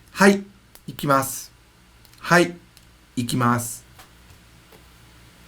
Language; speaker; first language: Japanese; non-native, fluent; English